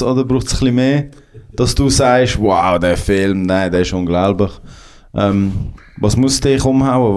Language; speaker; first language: German; native; German